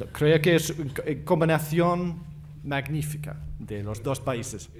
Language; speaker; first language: Spanish; non-native, fluent; English